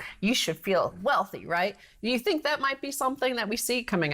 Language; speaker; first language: English; native; English